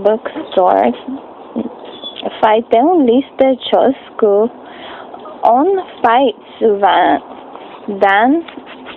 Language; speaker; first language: French; non-native, learner; English